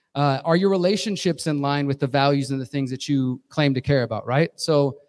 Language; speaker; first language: English; native; English